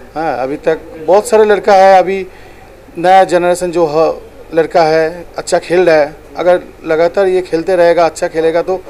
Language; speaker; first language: Hindi; non-native, local second language; Bangla